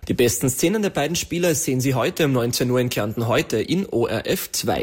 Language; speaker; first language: German; native; German